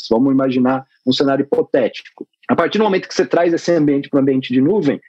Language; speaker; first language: Portuguese; native; Portuguese